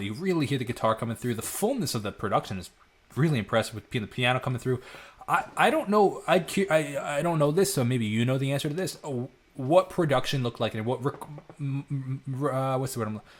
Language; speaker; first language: English; native; English